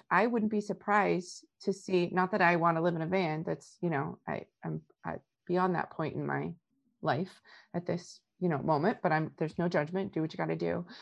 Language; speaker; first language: English; native; English